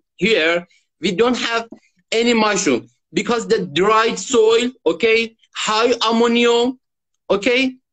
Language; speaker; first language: English; non-native, learner; Persian